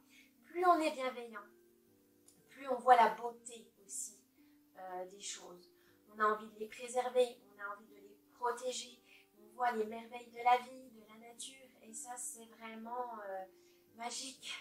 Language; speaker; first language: French; native; French